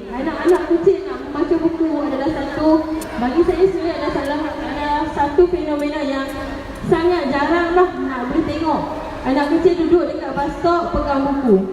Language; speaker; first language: Malay; native; Malay